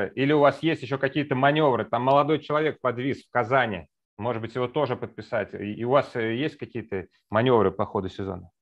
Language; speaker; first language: Russian; native; Russian